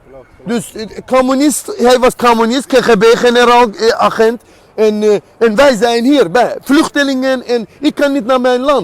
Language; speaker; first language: Dutch; non-native, learner; Azerbaijani